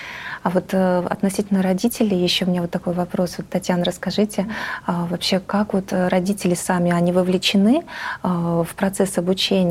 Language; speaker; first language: Russian; native; Russian